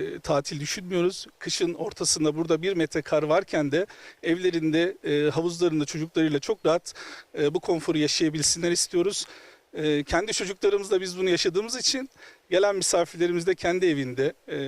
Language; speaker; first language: Turkish; native; Turkish